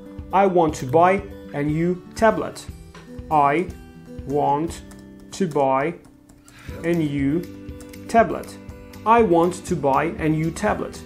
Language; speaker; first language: English; non-native, fluent; Russian